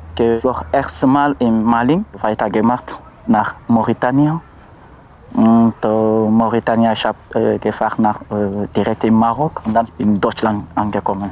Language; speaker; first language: German; non-native, learner; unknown